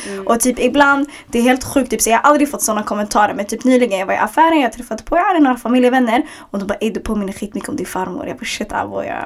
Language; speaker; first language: Swedish; early bilingual, other home language; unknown